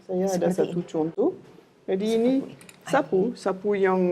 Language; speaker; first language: Indonesian; non-native, learner; French